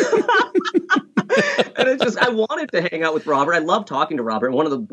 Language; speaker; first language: English; native; English